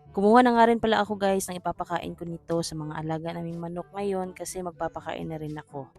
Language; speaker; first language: Filipino; non-native, local second language; Cebuano